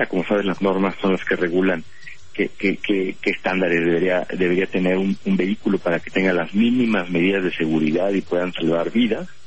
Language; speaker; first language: Spanish; native; Spanish